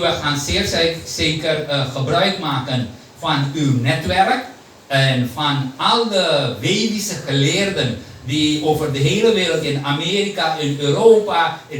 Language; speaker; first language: Dutch; non-native, local second language; Hindi